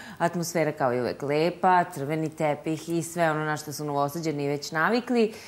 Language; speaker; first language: Serbian; native; Serbian